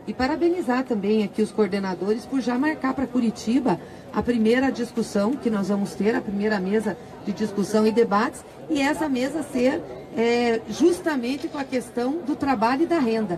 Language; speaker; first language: Portuguese; native; Portuguese